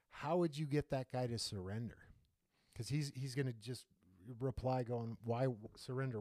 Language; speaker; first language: English; native; English